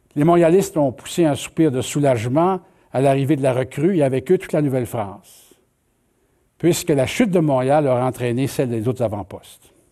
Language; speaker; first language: French; native; French